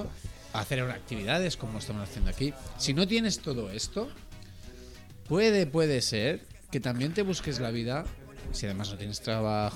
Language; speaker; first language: Spanish; native; Spanish